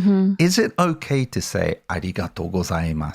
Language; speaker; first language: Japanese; non-native, learner; English